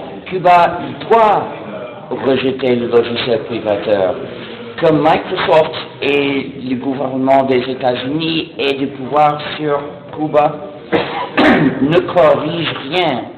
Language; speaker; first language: French; non-native, fluent; English